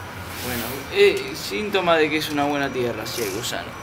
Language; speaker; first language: Spanish; native; Spanish